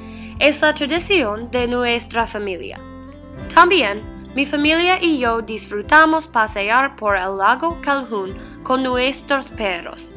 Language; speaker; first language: Spanish; non-native, learner; English